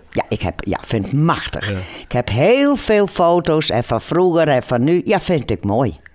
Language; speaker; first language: Dutch; non-native, local second language; Western Frisian